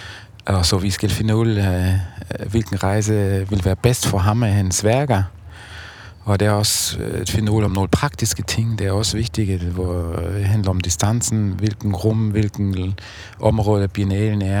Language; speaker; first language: Danish; non-native, fluent; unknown